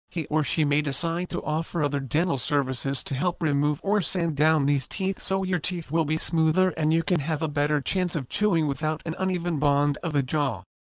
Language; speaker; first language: English; non-native, fluent; Spanish